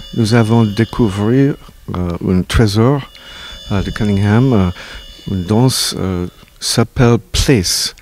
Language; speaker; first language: French; non-native, learner; English